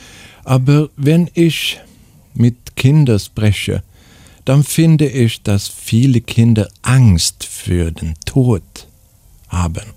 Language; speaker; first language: German; non-native, fluent; Swedish